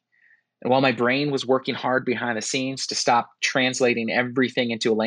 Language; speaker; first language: English; native; English